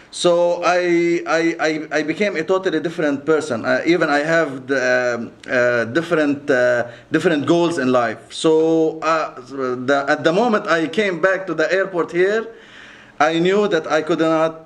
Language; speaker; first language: English; non-native, local second language; Arabic